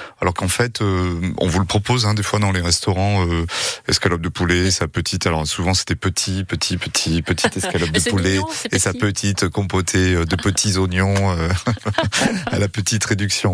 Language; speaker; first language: French; native; French